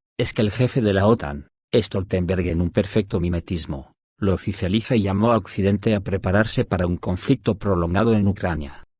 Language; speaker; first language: Spanish; native; Spanish